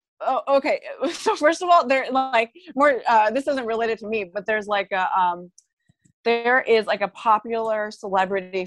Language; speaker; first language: English; non-native, fluent; Japanese